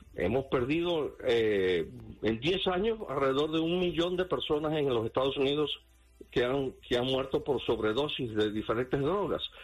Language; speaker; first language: Spanish; early bilingual, heritage; Spanish